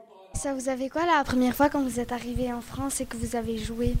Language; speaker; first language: French; non-native, learner; Arabic